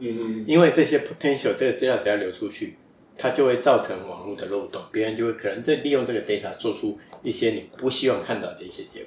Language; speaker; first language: Chinese; native; Chinese